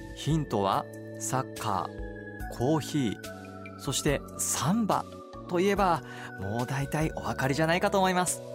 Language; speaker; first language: Japanese; native; Japanese